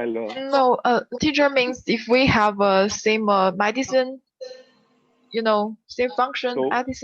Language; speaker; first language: English; non-native, learner; Chinese